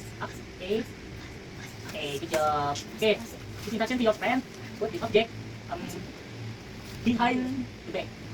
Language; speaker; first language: English; non-native, learner; Indonesian